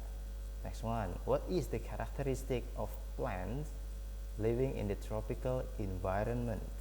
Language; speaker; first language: English; non-native, learner; Indonesian